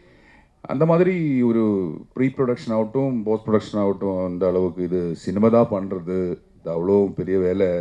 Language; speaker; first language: Tamil; non-native, learner; Malayalam